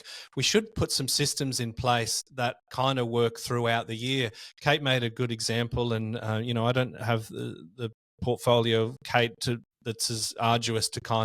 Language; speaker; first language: English; native; English